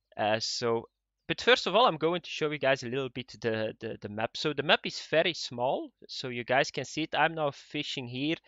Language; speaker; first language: English; non-native, fluent; Dutch